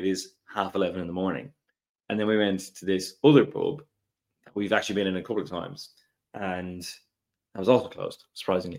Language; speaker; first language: English; native; English